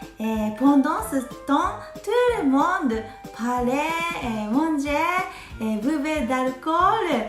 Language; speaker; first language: French; non-native, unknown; Japanese